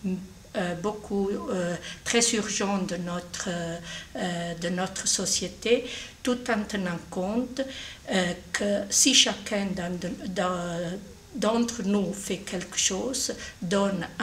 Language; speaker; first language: French; non-native, fluent; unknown